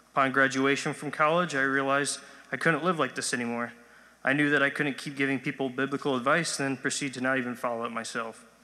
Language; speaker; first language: English; native; English